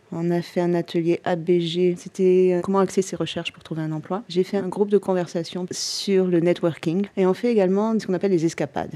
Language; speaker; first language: French; native; French